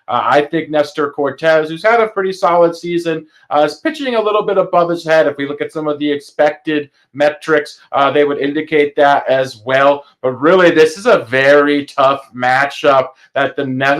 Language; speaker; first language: English; native; English